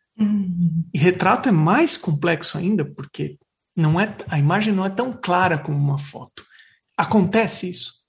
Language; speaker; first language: Portuguese; native; Portuguese